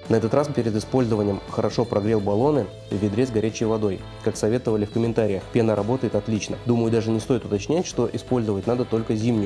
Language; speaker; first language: Russian; native; Russian